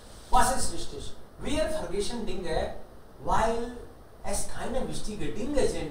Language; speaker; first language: German; non-native, learner; Hindi